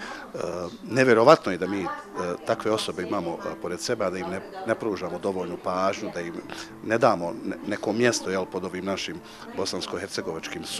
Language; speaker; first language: Bosnian; native; Bosnian